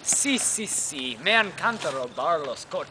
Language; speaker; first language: Spanish; non-native, learner; English